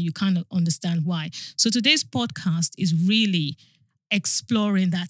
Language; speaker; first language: English; non-native, local second language; Yoruba